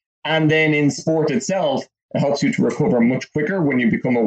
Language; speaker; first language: English; native; English